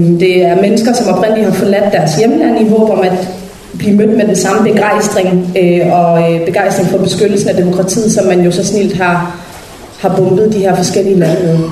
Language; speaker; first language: Danish; early bilingual, other home language; Somali